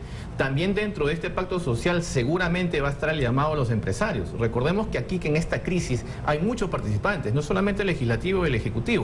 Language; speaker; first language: Spanish; native; Spanish